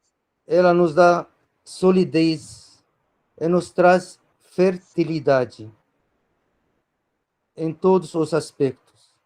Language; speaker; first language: Portuguese; non-native, fluent; Arabic